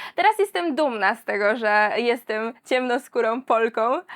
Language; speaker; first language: Polish; native; Polish